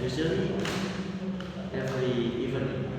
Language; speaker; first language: English; non-native, learner; Indonesian